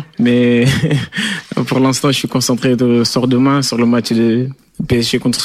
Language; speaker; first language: French; non-native, fluent; Portuguese